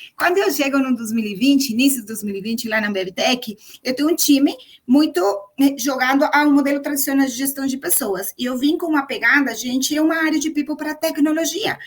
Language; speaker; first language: Portuguese; non-native, fluent; Spanish